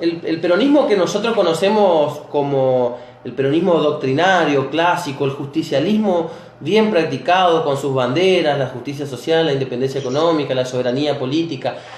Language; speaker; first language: Spanish; native; Spanish